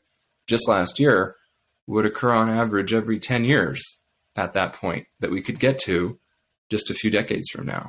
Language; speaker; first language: English; native; English